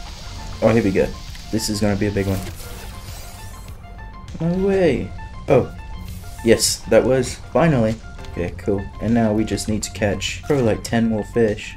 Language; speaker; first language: English; native; English